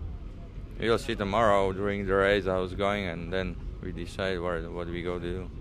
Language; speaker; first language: English; non-native, learner; Slovak